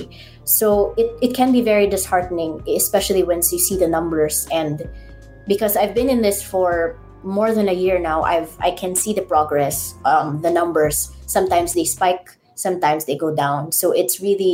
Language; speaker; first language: English; non-native, local second language; Iloko